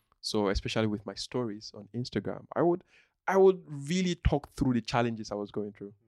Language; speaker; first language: English; non-native, local second language; Igbo